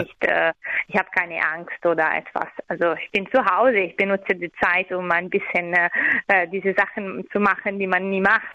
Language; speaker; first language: German; non-native, learner; Italian